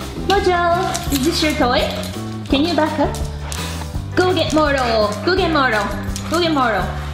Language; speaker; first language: English; non-native, fluent; Japanese